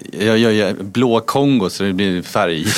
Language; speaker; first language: Swedish; native; Swedish